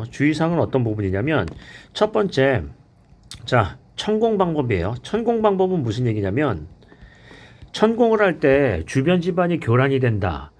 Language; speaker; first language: Korean; native; Korean